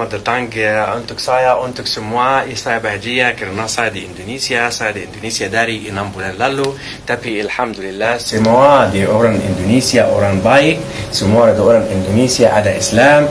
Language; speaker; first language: Indonesian; non-native, learner; Arabic